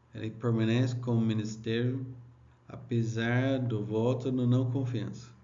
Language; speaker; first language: Portuguese; non-native, learner; English